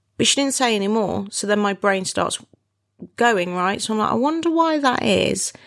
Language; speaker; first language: English; native; English